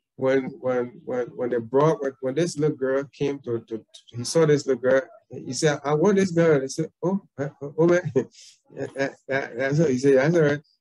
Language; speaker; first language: English; native; English